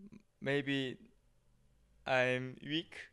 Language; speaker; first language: English; non-native, learner; Korean